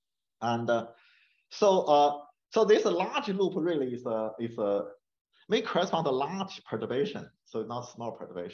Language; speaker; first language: English; non-native, fluent; Chinese